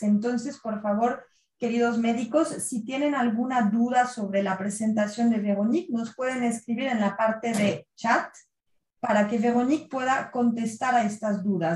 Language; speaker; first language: Spanish; native; Spanish